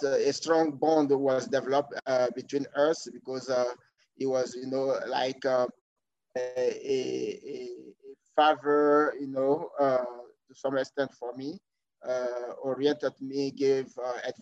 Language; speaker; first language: English; non-native, fluent; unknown